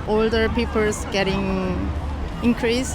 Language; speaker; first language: English; non-native, learner; Korean